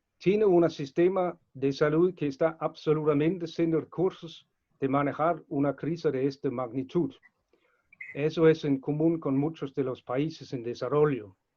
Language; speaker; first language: Spanish; non-native, fluent; Danish